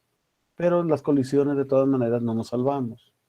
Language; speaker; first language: Spanish; native; Spanish